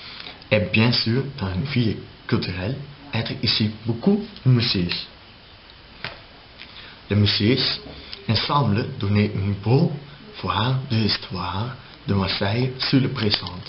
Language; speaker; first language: French; non-native, learner; Dutch